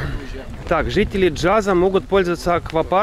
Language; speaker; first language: Russian; native; Russian